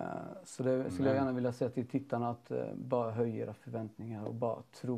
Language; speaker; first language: Swedish; native; Swedish